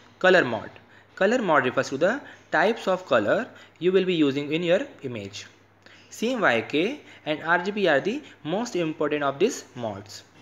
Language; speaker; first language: English; non-native, local second language; Hindi